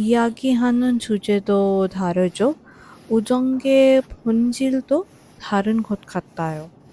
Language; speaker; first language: Korean; non-native, fluent; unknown